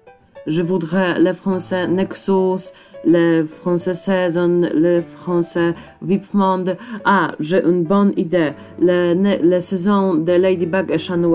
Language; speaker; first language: French; non-native, learner; Polish